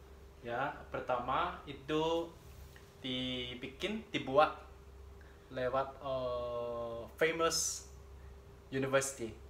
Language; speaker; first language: Indonesian; non-native, learner; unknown